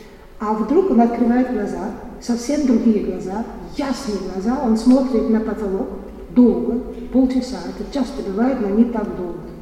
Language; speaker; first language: Russian; non-native, fluent; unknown